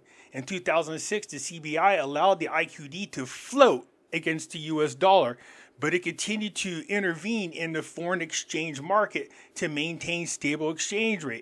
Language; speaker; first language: English; native; English